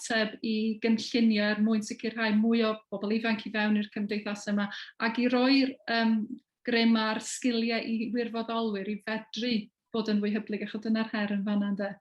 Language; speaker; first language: Welsh; native; Welsh